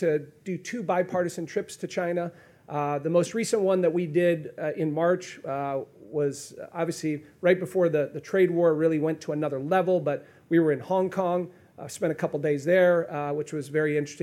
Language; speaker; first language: English; native; English